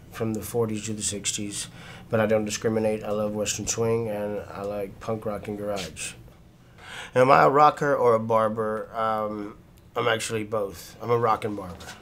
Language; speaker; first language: English; native; English